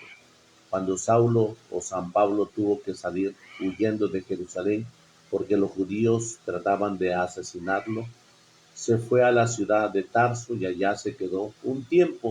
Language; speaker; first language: Spanish; native; Spanish